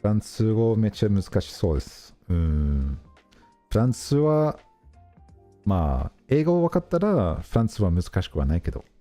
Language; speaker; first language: Japanese; non-native, learner; English